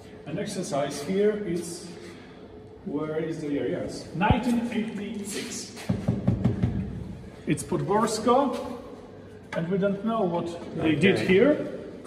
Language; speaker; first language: English; non-native, learner; Polish